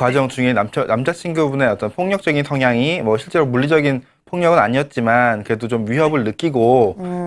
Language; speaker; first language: Korean; native; Korean